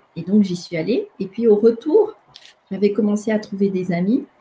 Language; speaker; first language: French; non-native, local second language; Malagasy